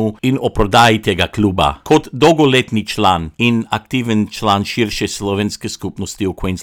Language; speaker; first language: Slovenian; non-native, local second language; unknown